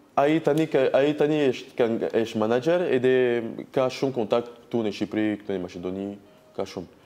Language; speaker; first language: Albanian; non-native, learner; French